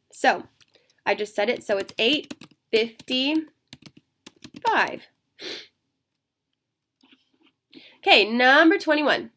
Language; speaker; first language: English; native; English